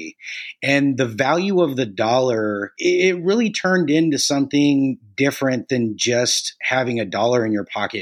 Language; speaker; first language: English; native; English